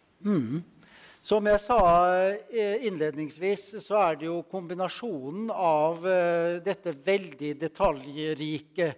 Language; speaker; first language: Norwegian; native; Norwegian